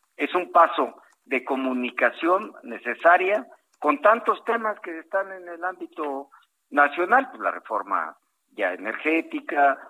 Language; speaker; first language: Spanish; native; Spanish